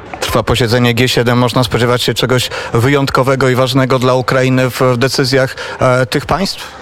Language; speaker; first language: Polish; native; Polish